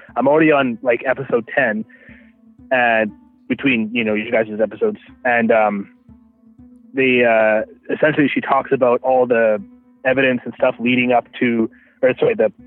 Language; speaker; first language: English; native; English